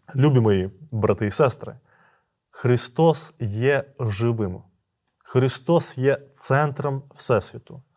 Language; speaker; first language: Ukrainian; native; Ukrainian